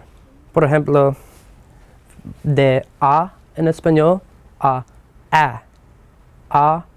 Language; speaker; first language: Spanish; non-native, fluent; English